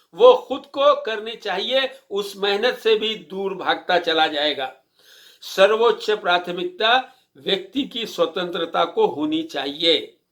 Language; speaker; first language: Hindi; non-native, local second language; Marathi